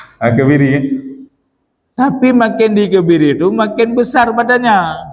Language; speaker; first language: Malay; non-native, local second language; Achinese